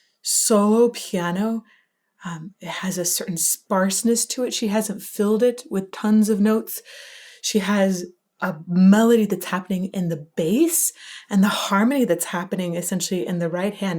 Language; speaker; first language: English; native; English